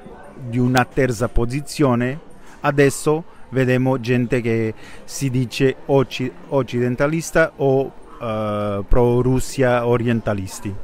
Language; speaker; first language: Italian; non-native, fluent; Portuguese